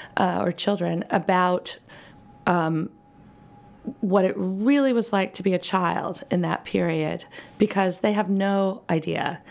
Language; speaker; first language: English; native; English